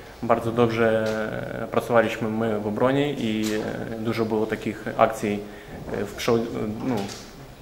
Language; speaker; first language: Polish; non-native, learner; Ukrainian